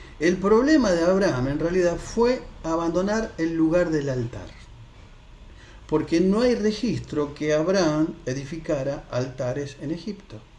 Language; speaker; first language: Spanish; native; Spanish